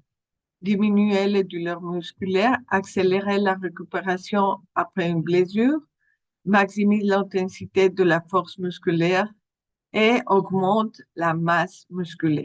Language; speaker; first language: French; non-native, fluent; Spanish